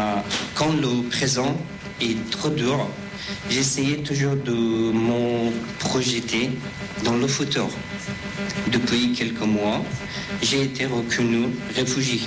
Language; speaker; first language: French; non-native, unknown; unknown